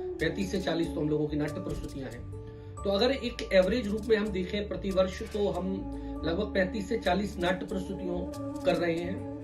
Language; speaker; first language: Hindi; native; Hindi